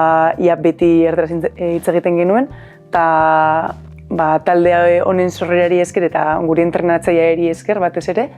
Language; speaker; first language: Basque; non-native, local second language; Spanish